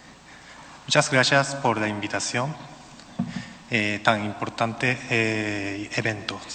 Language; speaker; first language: Spanish; non-native, learner; Japanese